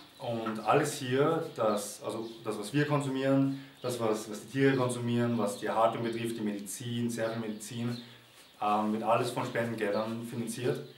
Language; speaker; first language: German; native; German